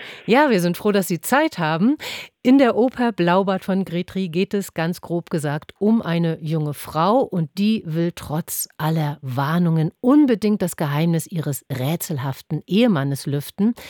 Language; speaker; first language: German; native; German